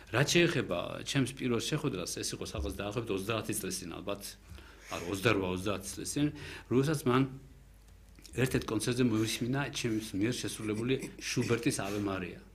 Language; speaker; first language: Georgian; native; Georgian